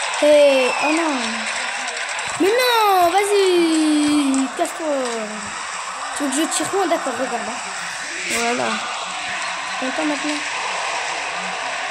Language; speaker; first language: French; native; French